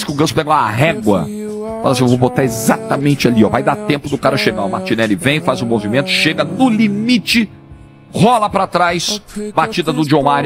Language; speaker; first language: Portuguese; native; Portuguese